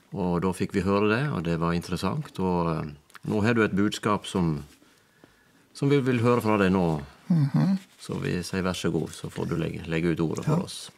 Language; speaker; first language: Norwegian; native; Norwegian